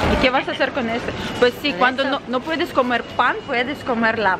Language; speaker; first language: Spanish; non-native, fluent; Ukrainian